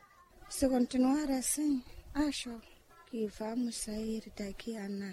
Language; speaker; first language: Portuguese; non-native, local second language; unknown